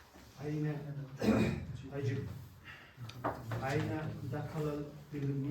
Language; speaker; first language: Arabic; non-native, learner; Kashmiri